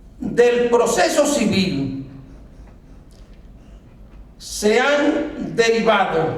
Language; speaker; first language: Spanish; native; Spanish